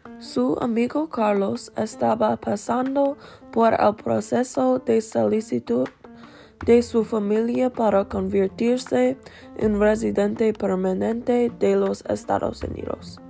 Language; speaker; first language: Spanish; non-native, learner; English